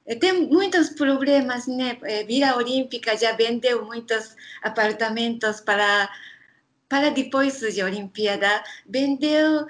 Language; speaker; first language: Portuguese; non-native, learner; Japanese